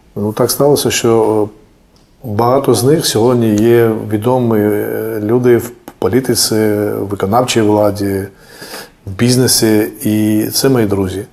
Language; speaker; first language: Ukrainian; non-native, fluent; Georgian